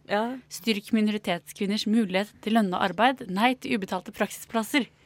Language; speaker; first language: Norwegian; native; Norwegian